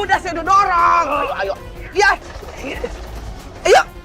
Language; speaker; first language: Indonesian; native; Indonesian